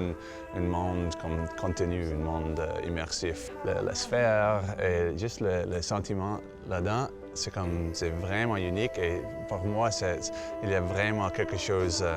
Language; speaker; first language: French; non-native, fluent; English